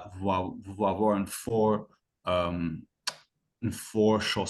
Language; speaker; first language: French; non-native, fluent; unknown